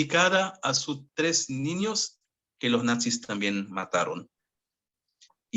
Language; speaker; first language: Spanish; non-native, fluent; Hebrew